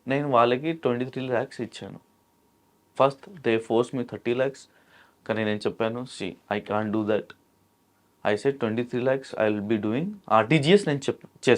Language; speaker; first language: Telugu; non-native, local second language; Urdu